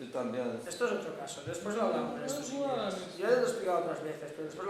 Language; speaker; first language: Spanish; native; Spanish